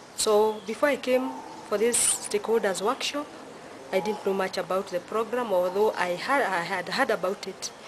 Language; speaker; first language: English; non-native, local second language; Kikuyu